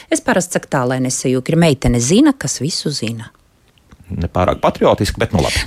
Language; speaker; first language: Latvian; native; Latvian